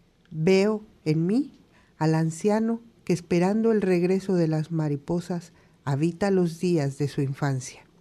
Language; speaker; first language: Spanish; native; Spanish